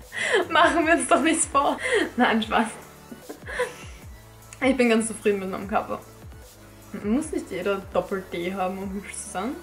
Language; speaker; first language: German; native; German